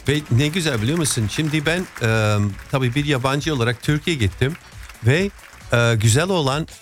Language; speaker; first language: Turkish; non-native, fluent; English